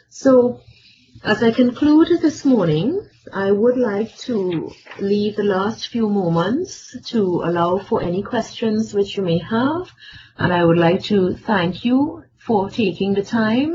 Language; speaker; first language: English; native; English